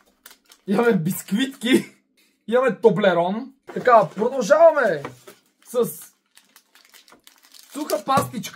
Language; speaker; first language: Bulgarian; native; Bulgarian